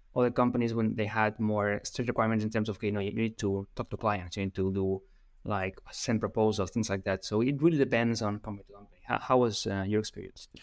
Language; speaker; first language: English; non-native, fluent; Spanish